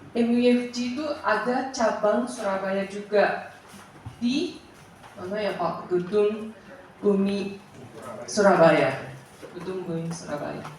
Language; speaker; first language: Indonesian; non-native, fluent; Japanese